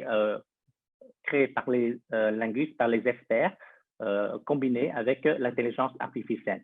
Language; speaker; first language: French; non-native, fluent; Vietnamese